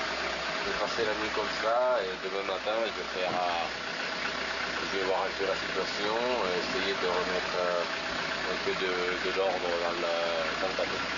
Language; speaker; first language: French; non-native, fluent; Italian